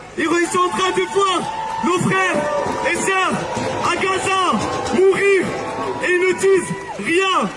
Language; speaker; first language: French; non-native, local second language; Arabic